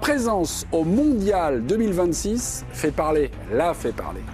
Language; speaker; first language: French; native; French